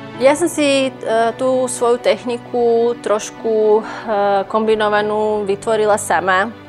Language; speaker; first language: Slovak; non-native, fluent; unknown